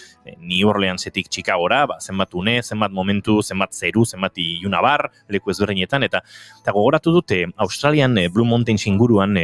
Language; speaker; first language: Basque; native; Basque